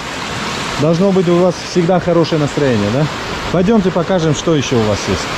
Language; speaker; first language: Russian; non-native, local second language; Tajik